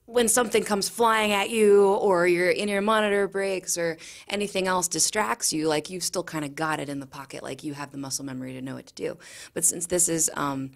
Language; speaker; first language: English; native; English